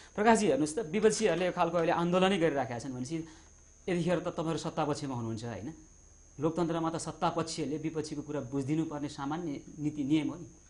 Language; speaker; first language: Nepali; native; Nepali